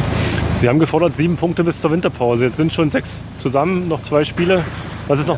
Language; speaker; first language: German; native; German